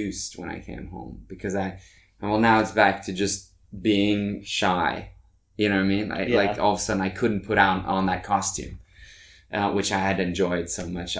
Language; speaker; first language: English; non-native, fluent; Norwegian